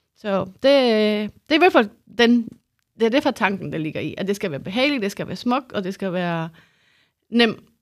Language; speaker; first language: Danish; non-native, fluent; Spanish